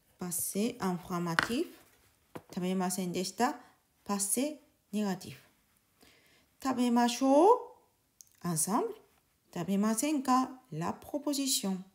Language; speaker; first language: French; non-native, learner; Japanese